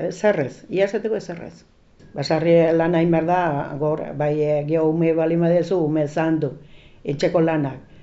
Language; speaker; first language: Basque; native; Basque